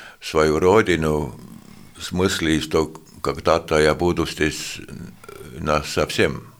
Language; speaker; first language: Russian; non-native, fluent; Estonian